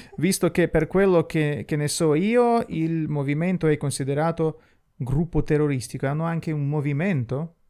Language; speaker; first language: Italian; non-native, fluent; Russian